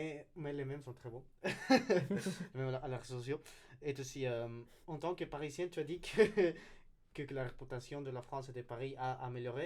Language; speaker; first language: French; non-native, learner; Spanish